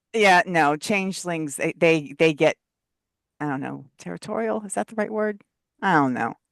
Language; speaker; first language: English; native; English